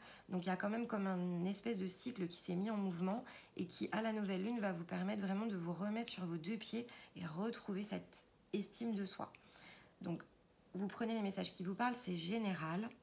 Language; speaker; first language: French; native; French